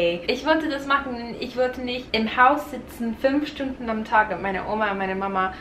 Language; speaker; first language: German; non-native, fluent; English